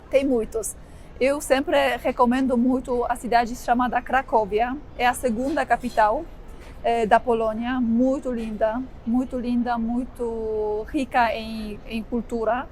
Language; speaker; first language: Portuguese; non-native, fluent; Polish